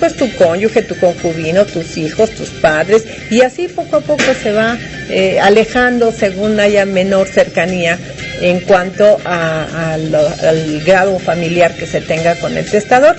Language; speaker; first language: Spanish; native; Spanish